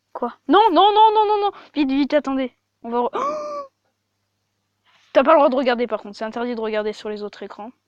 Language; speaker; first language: French; native; French